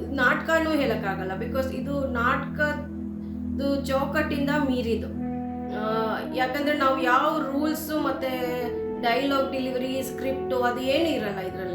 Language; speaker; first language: Kannada; non-native, local second language; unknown